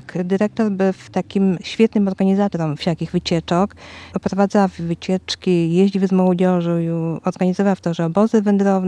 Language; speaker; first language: Polish; non-native, local second language; Ukrainian